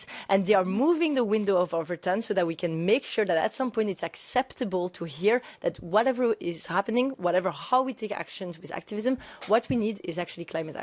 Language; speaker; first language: English; non-native, fluent; French